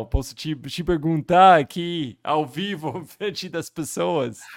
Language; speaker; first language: Portuguese; non-native, fluent; English